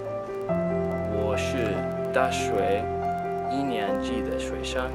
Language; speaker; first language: Chinese; non-native, learner; English